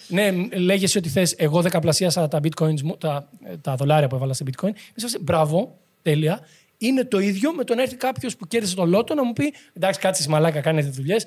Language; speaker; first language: Greek; native; Greek